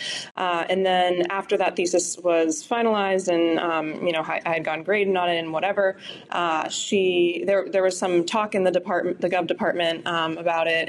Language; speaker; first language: English; native; English